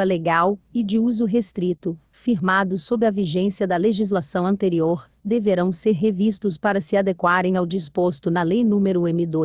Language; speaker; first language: Portuguese; native; Portuguese